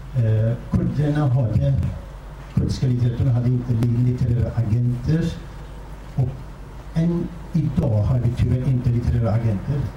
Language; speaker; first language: Swedish; non-native, fluent; Kurdish